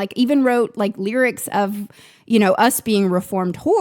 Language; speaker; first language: English; native; English